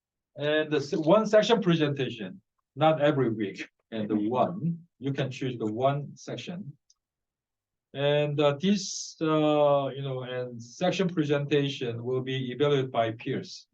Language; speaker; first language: English; non-native, fluent; Korean